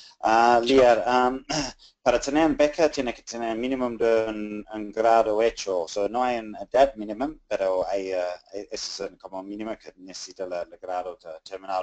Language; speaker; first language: Spanish; non-native, fluent; English